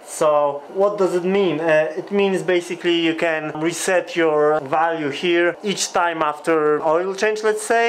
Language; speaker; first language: English; non-native, fluent; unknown